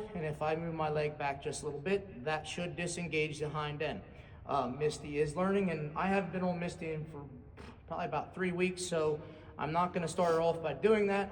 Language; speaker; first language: English; native; English